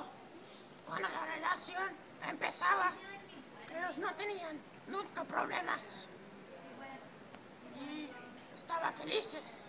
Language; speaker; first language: Spanish; non-native, learner; English